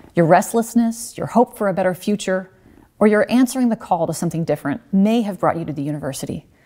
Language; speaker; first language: English; native; English